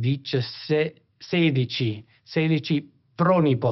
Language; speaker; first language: Italian; non-native, fluent; English